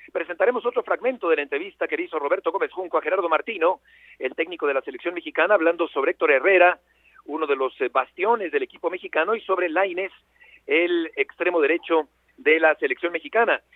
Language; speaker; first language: Spanish; native; Spanish